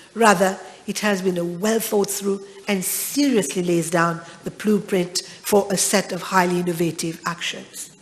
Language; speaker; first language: English; non-native, local second language; Morisyen